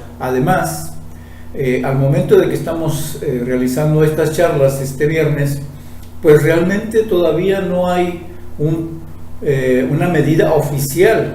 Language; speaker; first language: Spanish; native; Spanish